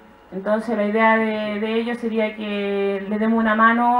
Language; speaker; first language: Spanish; native; Spanish